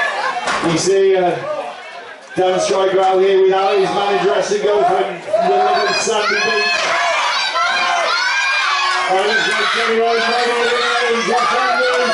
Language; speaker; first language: English; native; English